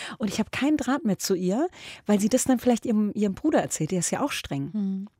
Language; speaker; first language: German; early bilingual, other home language; Arabic